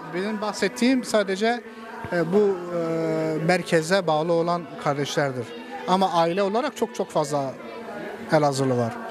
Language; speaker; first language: Turkish; non-native, local second language; Zaza